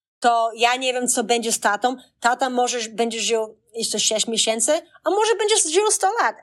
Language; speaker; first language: Polish; early bilingual, heritage; Polish